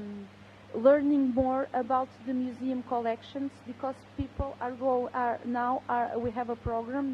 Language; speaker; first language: English; non-native, fluent; Croatian